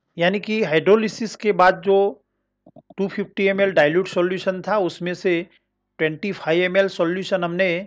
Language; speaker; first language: Hindi; non-native, local second language; Marathi